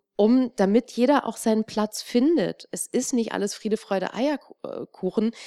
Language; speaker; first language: German; native; German